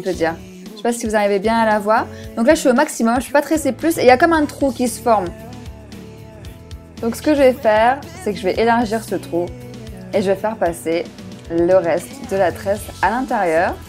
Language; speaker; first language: French; native; French